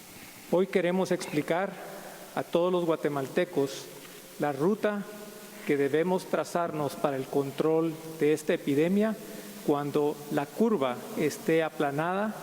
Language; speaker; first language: Spanish; native; Spanish